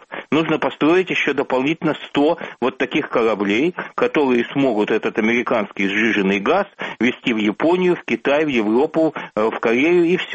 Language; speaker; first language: Russian; native; Russian